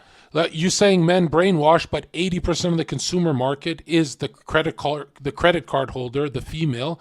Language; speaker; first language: English; native; English